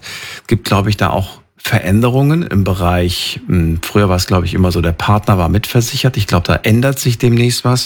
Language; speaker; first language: German; native; German